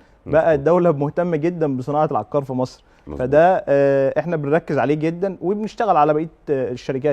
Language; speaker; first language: Arabic; native; Arabic